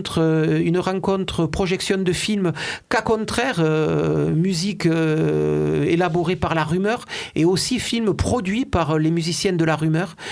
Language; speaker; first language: French; native; French